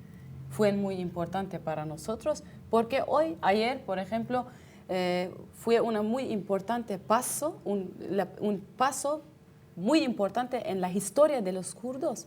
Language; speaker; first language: Spanish; non-native, fluent; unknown